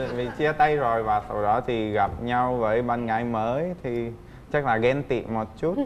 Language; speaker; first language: Vietnamese; non-native, fluent; Czech